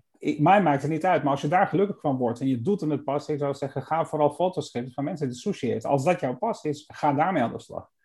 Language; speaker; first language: Dutch; non-native, fluent; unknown